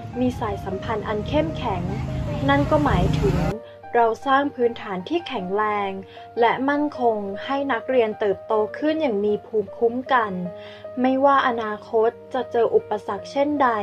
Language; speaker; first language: Thai; native; Thai